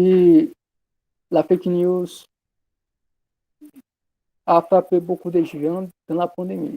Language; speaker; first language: French; non-native, learner; Portuguese